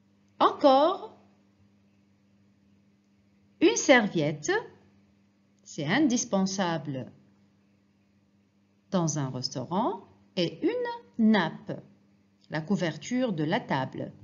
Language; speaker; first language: French; non-native, fluent; Arabic